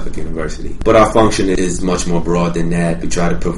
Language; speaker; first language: English; native; English